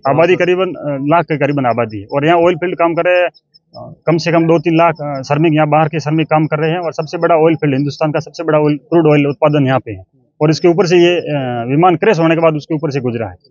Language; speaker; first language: Hindi; native; Hindi